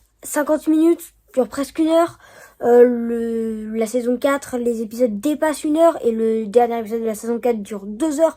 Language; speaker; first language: French; native; French